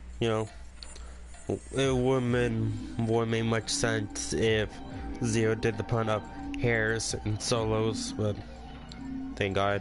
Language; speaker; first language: English; native; English